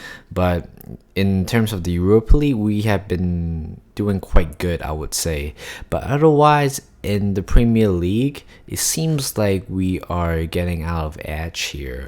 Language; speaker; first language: English; non-native, fluent; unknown